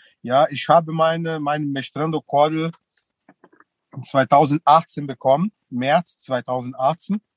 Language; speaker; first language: German; non-native, fluent; Portuguese